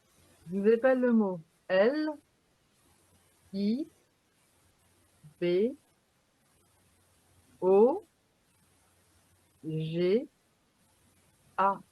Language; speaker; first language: French; native; French